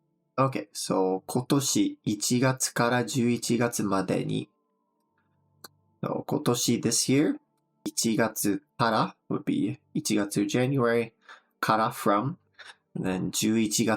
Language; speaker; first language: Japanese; non-native, fluent; English